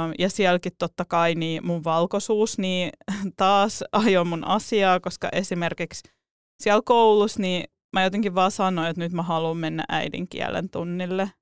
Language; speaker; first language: Finnish; early bilingual, other home language; Russian